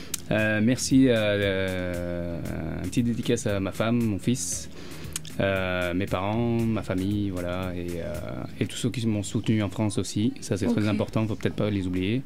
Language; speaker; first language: French; native; French